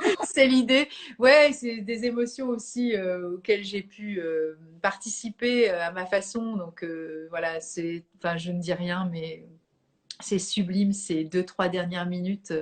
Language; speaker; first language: French; native; French